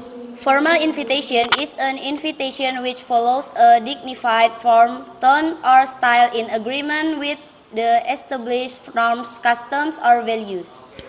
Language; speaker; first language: English; non-native, learner; Indonesian